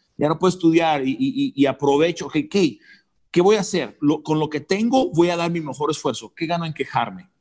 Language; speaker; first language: Spanish; early bilingual, other home language; English